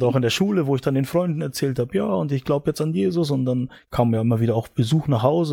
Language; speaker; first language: German; native; German